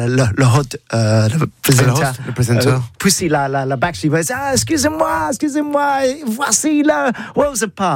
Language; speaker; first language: French; non-native, learner; English